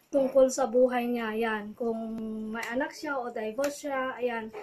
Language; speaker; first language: Filipino; non-native, local second language; Iloko